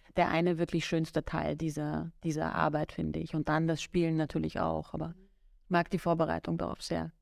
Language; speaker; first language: German; native; German